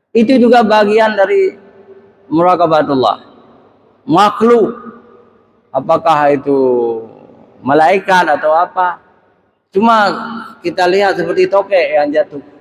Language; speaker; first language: Malay; non-native, local second language; Achinese